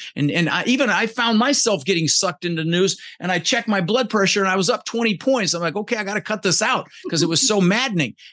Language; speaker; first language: English; early bilingual, other home language; Dutch